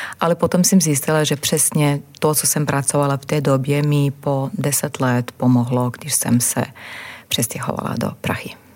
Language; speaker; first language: Czech; non-native, fluent; Croatian